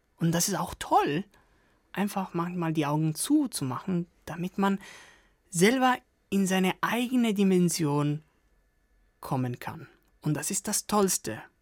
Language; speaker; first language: German; non-native, fluent; Italian